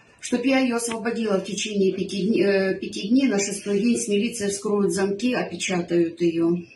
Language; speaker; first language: Russian; native; Russian